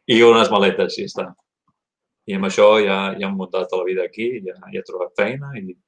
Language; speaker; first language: Catalan; early bilingual, heritage; Catalan